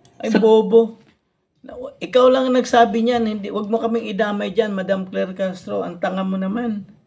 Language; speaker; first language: Filipino; native; Filipino